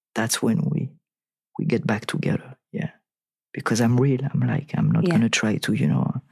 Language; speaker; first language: English; non-native, fluent; French